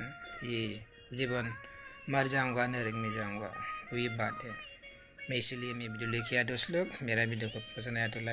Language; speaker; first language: Hindi; non-native, local second language; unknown